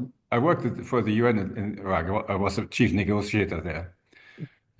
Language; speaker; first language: English; non-native, fluent; German